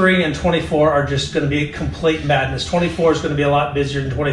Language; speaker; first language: English; native; English